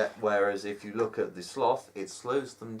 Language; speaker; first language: English; native; English